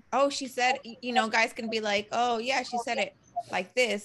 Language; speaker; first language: English; early bilingual, other home language; Spanish